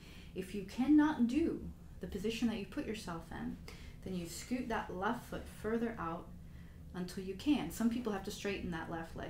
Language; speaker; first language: English; native; English